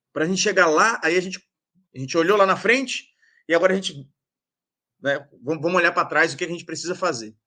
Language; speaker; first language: Portuguese; native; Portuguese